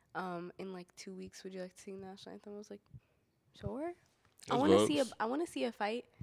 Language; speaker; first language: English; native; English